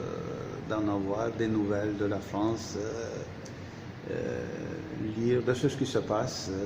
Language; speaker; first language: French; non-native, fluent; Turkish